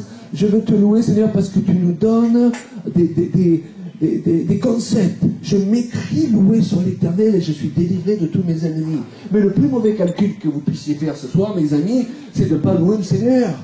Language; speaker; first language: French; native; French